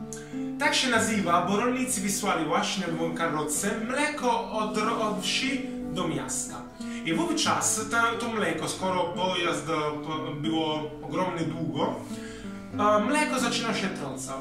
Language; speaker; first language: Polish; non-native, learner; Italian